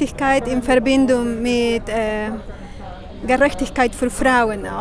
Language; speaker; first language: German; non-native, fluent; Spanish